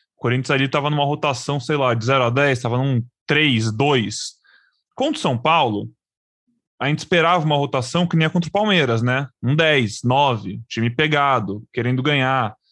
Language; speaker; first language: Portuguese; native; Portuguese